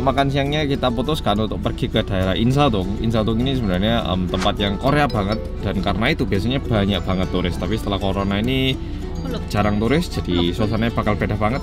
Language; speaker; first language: Indonesian; early bilingual, other home language; Korean